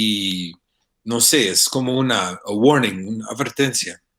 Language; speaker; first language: Spanish; non-native, fluent; English